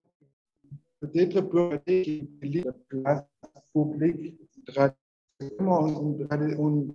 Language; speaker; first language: French; non-native, learner; Spanish